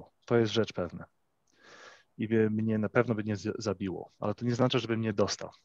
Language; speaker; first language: Polish; early bilingual, heritage; English